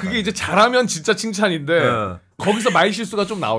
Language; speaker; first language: Korean; native; Korean